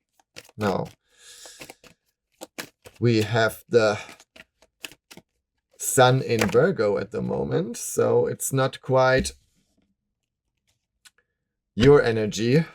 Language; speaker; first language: English; non-native, fluent; German